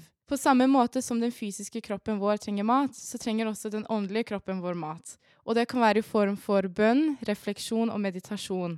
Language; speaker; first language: Norwegian; early bilingual, other home language; Persian